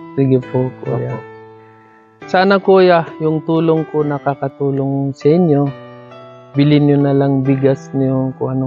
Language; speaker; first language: Filipino; non-native, learner; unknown